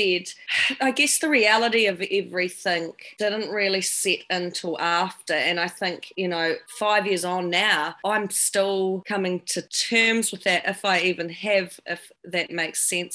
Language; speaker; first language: English; native; English